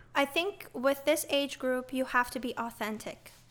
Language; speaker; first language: English; early bilingual, other home language; Persian